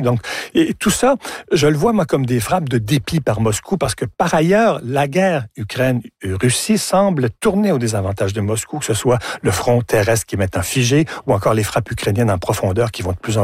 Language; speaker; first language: French; native; French